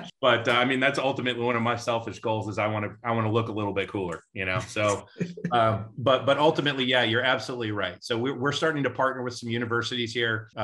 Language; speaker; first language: English; native; English